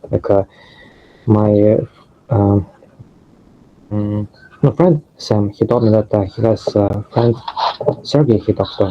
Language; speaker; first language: English; non-native, fluent; Russian